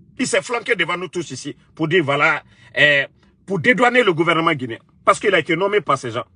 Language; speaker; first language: French; non-native, local second language; Mandingo